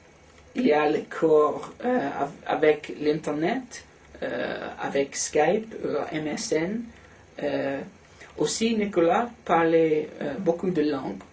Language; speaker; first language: French; non-native, learner; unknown